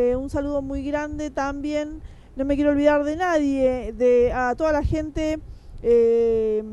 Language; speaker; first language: Spanish; native; Spanish